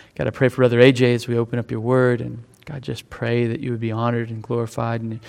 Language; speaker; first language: English; native; English